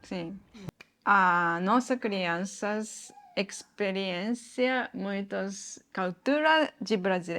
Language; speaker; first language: Portuguese; non-native, learner; Japanese